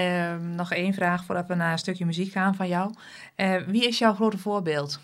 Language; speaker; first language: Dutch; native; Dutch